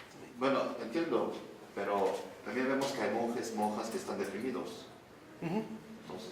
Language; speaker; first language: Spanish; native; Spanish